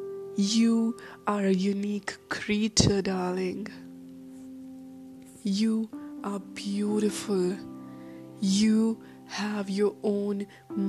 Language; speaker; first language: English; non-native, local second language; Hindi